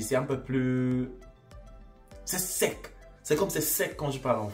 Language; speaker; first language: French; non-native, fluent; English